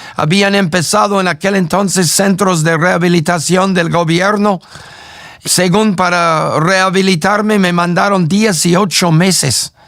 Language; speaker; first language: Spanish; non-native, fluent; English